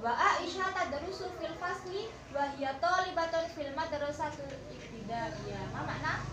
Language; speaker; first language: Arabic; non-native, learner; Indonesian